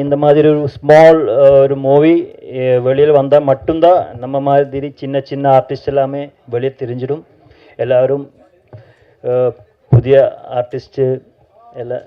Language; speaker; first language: Tamil; non-native, learner; Malayalam